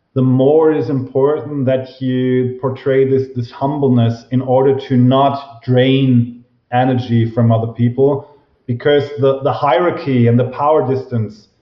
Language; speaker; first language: English; non-native, fluent; German